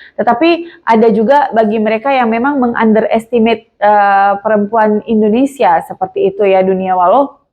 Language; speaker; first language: Indonesian; native; Indonesian